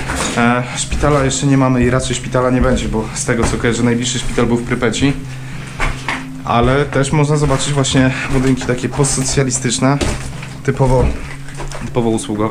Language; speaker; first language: Polish; native; Polish